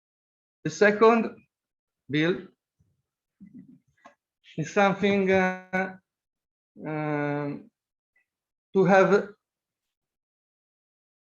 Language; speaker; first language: English; non-native, fluent; Italian